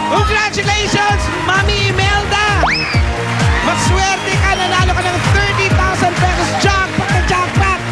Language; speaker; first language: Filipino; native; Filipino